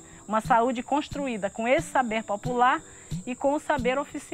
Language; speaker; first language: Portuguese; native; Portuguese